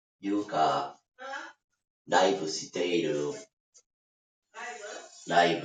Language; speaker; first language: Japanese; non-native, learner; Spanish